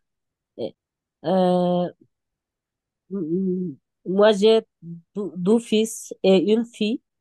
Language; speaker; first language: French; non-native, learner; Bangla